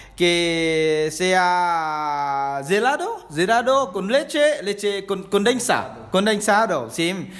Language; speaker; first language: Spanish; non-native, learner; Vietnamese